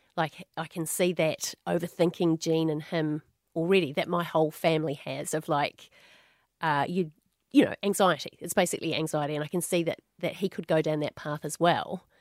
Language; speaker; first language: English; native; English